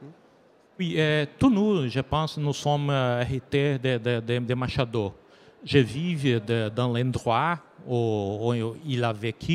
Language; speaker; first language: French; non-native, learner; Portuguese